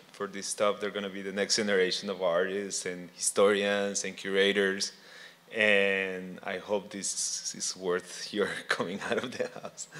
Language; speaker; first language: English; non-native, fluent; Spanish